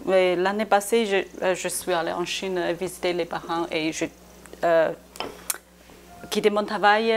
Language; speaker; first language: French; non-native, learner; Chinese